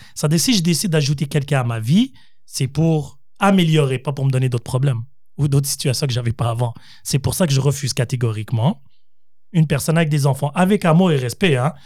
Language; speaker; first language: French; native; French